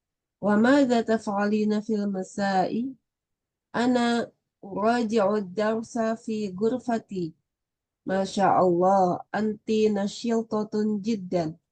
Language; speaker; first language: Arabic; non-native, learner; Indonesian